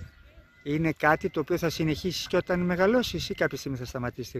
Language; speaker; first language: Greek; native; Greek